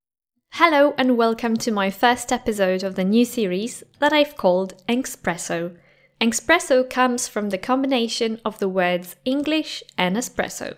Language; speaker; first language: English; non-native, fluent; Polish